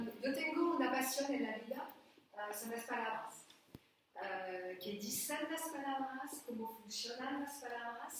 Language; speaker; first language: Spanish; non-native, learner; French